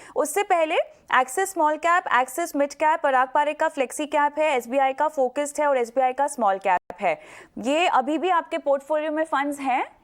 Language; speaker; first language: Hindi; native; Hindi